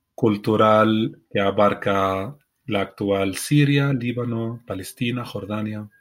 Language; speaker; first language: Spanish; non-native, fluent; Arabic